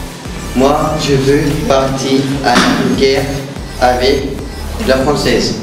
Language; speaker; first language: French; non-native, learner; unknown